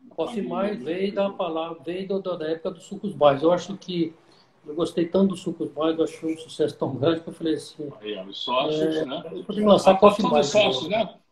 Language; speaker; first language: Portuguese; native; Portuguese